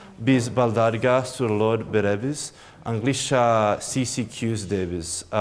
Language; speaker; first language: Kyrgyz; non-native, learner; English